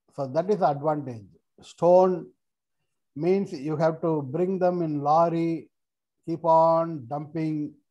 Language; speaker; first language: English; non-native, local second language; Tamil